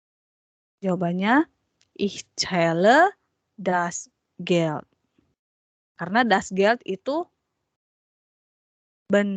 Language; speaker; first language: German; non-native, fluent; Indonesian